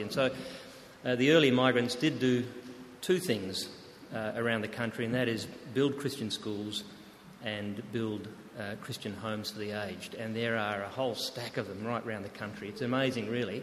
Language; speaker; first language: English; native; English